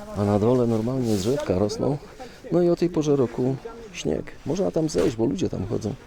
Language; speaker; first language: Polish; native; Polish